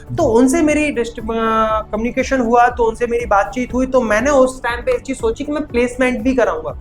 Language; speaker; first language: Hindi; native; Hindi